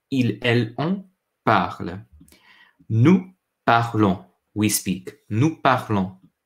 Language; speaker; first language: French; non-native, learner; English